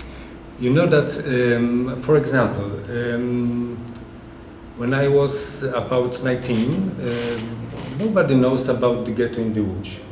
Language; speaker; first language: English; non-native, learner; Polish